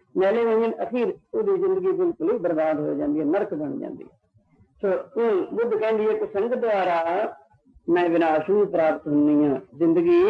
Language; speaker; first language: Hindi; non-native, local second language; Punjabi